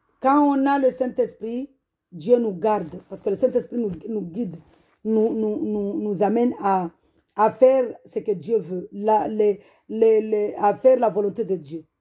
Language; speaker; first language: French; non-native, local second language; Comorian